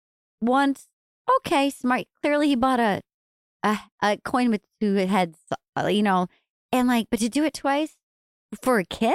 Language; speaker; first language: English; native; English